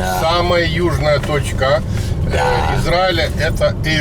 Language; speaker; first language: Russian; native; Russian